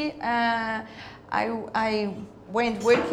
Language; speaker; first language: English; non-native, fluent; Spanish